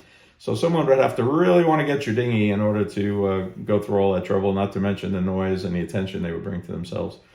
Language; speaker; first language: English; native; English